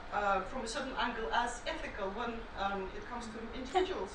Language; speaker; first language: English; non-native, fluent; Russian